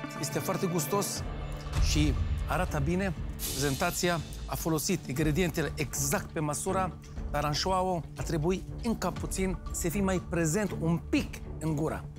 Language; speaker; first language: Romanian; non-native, learner; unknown